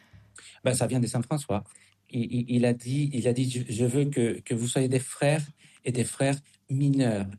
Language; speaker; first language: French; non-native, fluent; Spanish